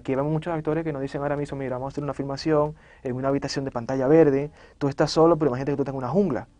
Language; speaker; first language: Spanish; native; Spanish